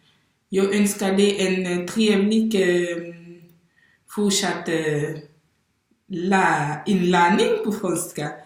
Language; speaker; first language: Swedish; non-native, fluent; French